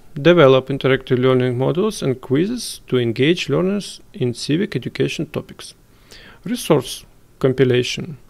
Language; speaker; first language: English; non-native, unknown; Ukrainian